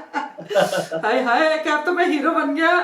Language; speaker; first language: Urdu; non-native, local second language; Punjabi